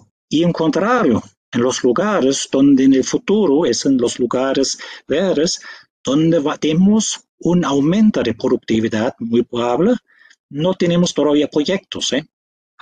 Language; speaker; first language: Spanish; non-native, fluent; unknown